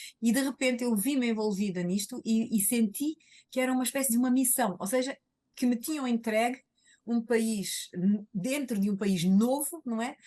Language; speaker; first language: Portuguese; native; Portuguese